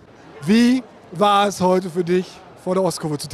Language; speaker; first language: German; native; German